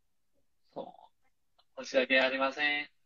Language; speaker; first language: Japanese; non-native, fluent; Indonesian